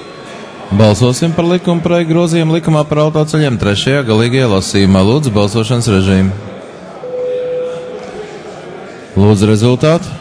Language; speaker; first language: Latvian; native; Latvian